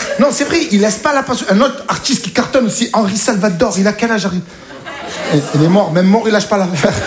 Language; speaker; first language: French; native; French